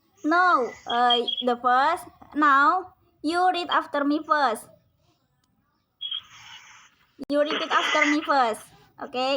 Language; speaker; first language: English; non-native, learner; Indonesian